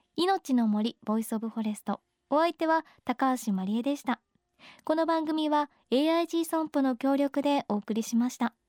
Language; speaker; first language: Japanese; native; Japanese